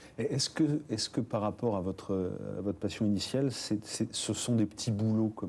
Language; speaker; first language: French; native; French